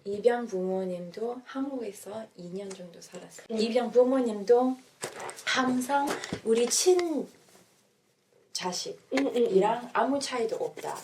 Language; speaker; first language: Korean; non-native, fluent; English